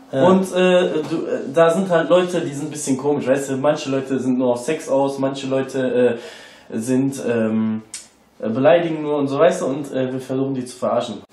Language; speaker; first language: German; early bilingual, other home language; Turkish